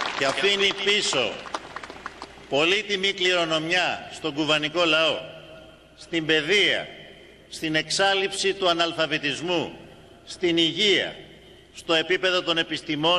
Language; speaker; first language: Greek; native; Greek